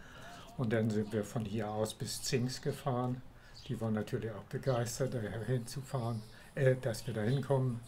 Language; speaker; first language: German; native; German